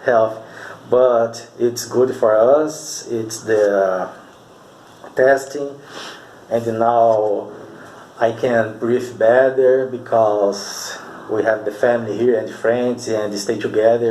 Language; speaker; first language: English; non-native, learner; Portuguese